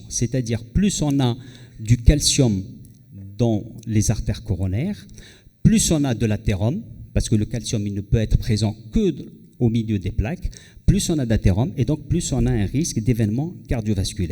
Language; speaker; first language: French; non-native, local second language; Arabic